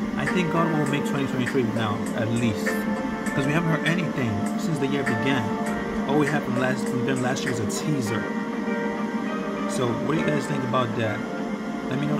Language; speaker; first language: English; native; English